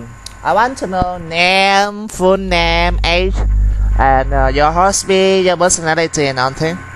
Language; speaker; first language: English; non-native, learner; Vietnamese